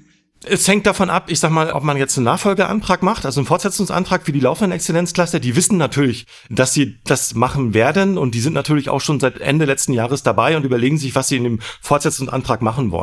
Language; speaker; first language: German; native; German